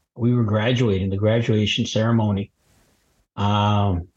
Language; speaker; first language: English; early bilingual, other home language; Spanish